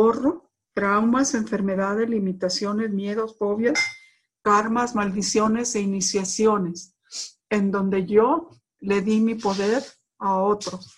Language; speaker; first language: Spanish; native; Spanish